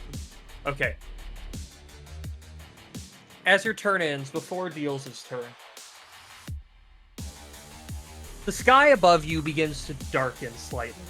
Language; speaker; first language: English; native; English